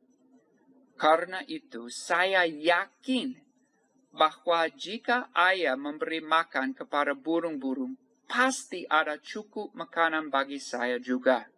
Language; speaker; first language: Indonesian; non-native, fluent; English